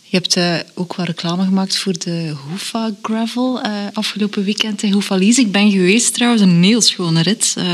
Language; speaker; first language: Dutch; native; Dutch